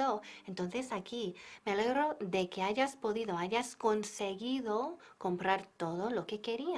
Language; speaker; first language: Spanish; non-native, fluent; English